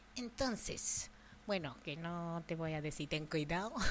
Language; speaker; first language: Spanish; non-native, fluent; Japanese